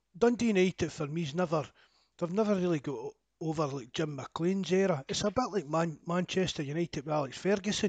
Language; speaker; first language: English; native; English